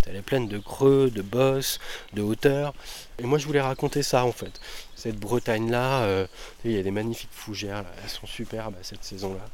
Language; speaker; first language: French; native; French